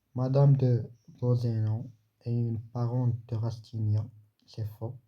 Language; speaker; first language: French; non-native, local second language; Arabic